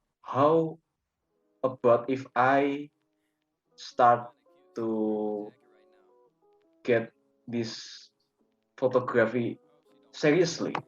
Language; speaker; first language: English; non-native, learner; Indonesian